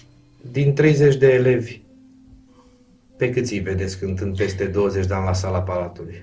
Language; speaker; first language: Romanian; native; Romanian